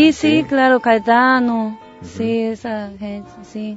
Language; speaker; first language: Spanish; non-native, learner; Japanese